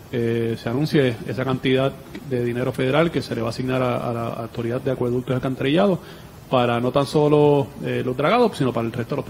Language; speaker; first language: Spanish; native; Spanish